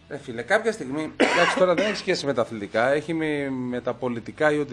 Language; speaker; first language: Greek; native; Greek